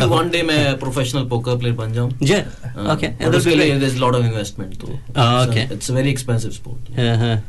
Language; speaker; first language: Hindi; native; Hindi